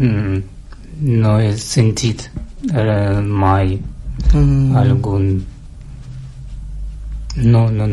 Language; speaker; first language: Catalan; non-native, learner; Russian